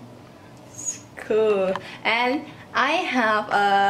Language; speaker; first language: English; non-native, learner; Thai